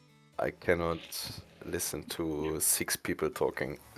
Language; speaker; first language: English; non-native, fluent; German